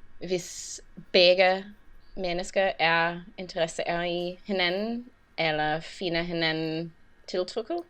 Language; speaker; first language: Danish; non-native, learner; English